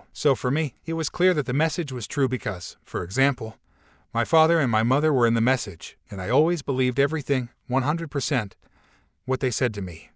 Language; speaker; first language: English; non-native, fluent; Portuguese